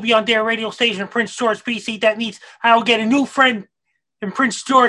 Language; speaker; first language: English; native; English